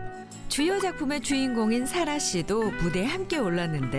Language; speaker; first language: Korean; native; Korean